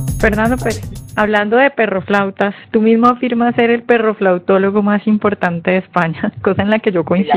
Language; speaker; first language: Spanish; native; Spanish